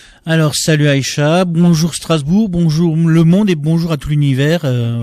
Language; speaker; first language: French; native; French